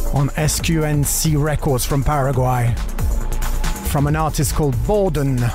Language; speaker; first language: English; non-native, fluent; French